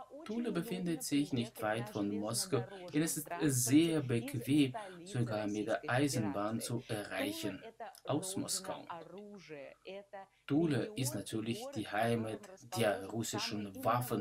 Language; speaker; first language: German; non-native, fluent; Russian